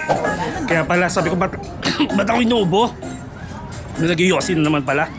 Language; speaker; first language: Filipino; native; Filipino